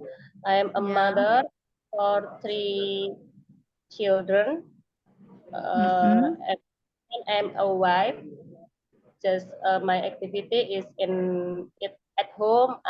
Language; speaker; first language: English; non-native, learner; Indonesian